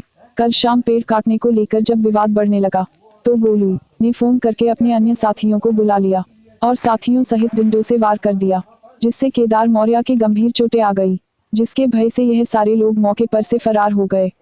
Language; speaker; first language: Hindi; native; Hindi